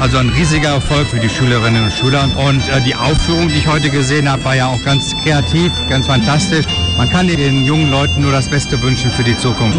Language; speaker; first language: German; native; German